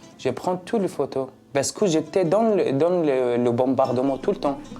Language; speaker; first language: French; non-native, learner; Arabic